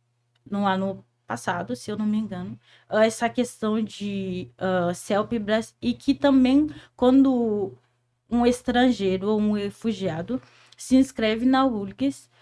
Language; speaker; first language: Portuguese; non-native, fluent; Haitian Creole